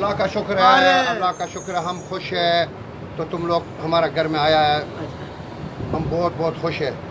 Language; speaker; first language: Hindi; non-native, learner; Arabic